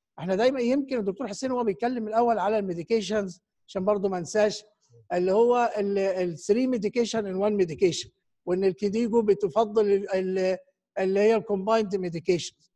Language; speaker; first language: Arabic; native; Arabic